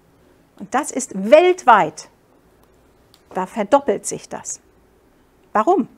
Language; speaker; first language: German; non-native, fluent; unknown